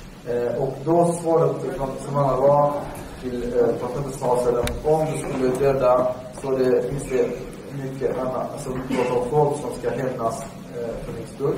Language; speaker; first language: Swedish; early bilingual, other home language; Arabic